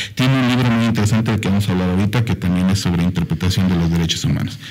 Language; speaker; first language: Spanish; native; Spanish